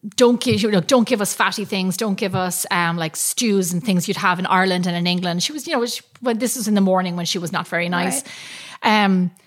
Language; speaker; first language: English; native; English